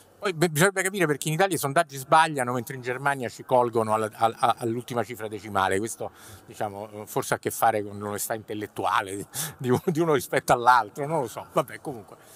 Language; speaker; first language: Italian; native; Italian